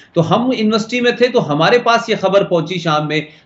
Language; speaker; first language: Hindi; native; Hindi